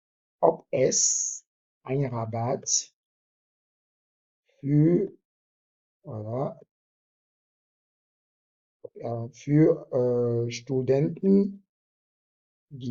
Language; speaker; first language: German; non-native, fluent; French